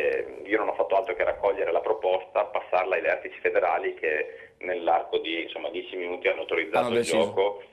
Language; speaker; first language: Italian; native; Italian